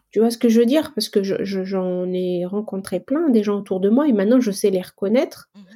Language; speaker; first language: French; non-native, local second language; Arabic